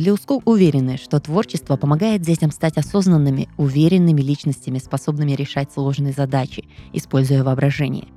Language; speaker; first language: Russian; native; Russian